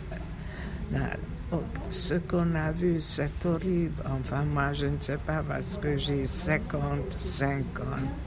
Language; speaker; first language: French; non-native, fluent; Hungarian